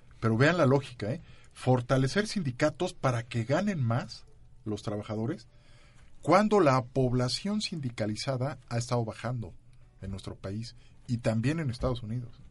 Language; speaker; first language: Spanish; native; Spanish